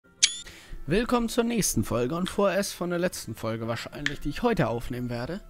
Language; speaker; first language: German; native; German